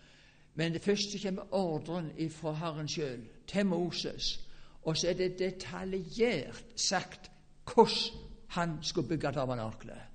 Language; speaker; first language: Norwegian; native; Norwegian